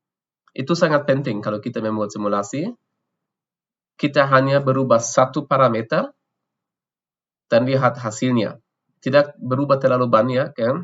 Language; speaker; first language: Indonesian; non-native, fluent; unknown